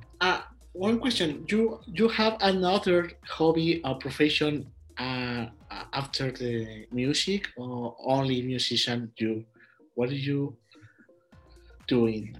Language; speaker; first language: English; non-native, learner; Spanish